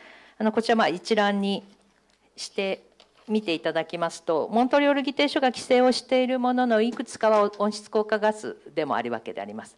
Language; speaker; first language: Japanese; native; Japanese